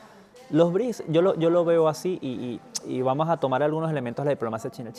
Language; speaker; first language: Spanish; native; Spanish